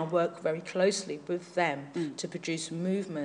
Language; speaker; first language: English; native; English